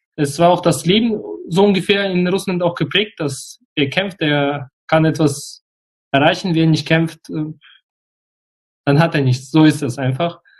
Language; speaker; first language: German; non-native, fluent; Russian